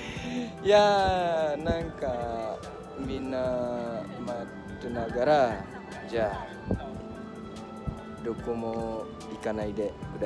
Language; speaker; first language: Japanese; non-native, fluent; Balinese